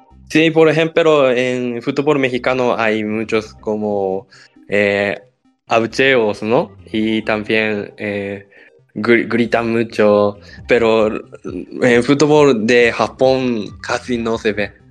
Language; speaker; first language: Spanish; non-native, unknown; Japanese